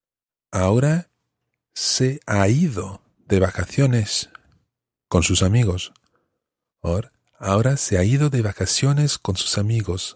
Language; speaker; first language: Spanish; non-native, fluent; English